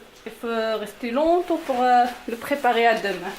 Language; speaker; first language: French; native; French